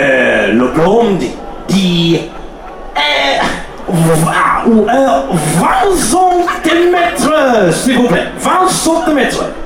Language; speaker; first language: French; non-native, learner; English